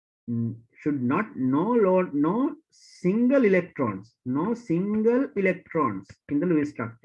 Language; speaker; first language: English; non-native, local second language; Sinhala